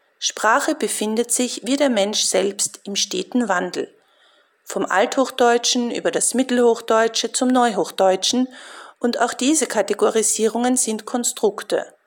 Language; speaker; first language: German; native; German